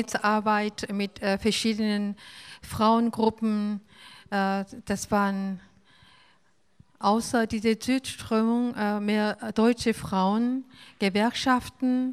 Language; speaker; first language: German; non-native, fluent; Korean